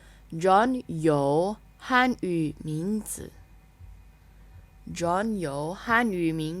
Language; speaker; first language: Chinese; non-native, learner; Indonesian